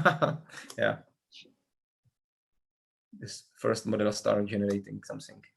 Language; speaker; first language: English; non-native, learner; Czech